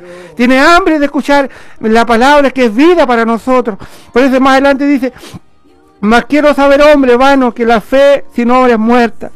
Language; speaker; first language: Spanish; native; Spanish